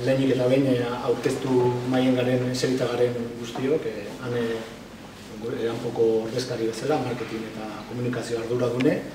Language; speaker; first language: Basque; native; Basque